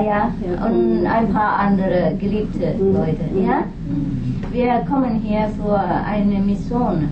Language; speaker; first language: German; non-native, learner; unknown